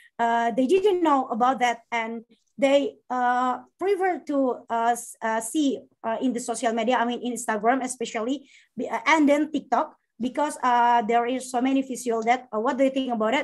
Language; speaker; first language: English; non-native, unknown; Indonesian